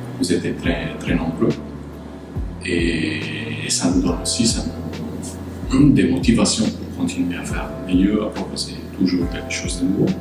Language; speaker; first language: French; non-native, fluent; Italian